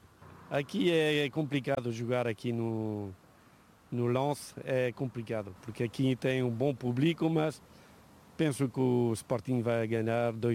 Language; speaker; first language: Portuguese; early bilingual, heritage; Portuguese